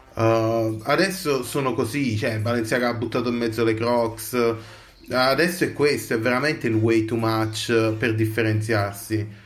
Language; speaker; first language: Italian; native; Italian